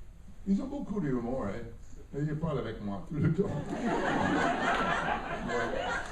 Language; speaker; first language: French; non-native, learner; English